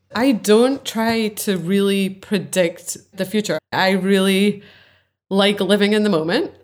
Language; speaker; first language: English; native; English